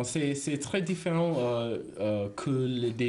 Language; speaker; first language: French; non-native, learner; English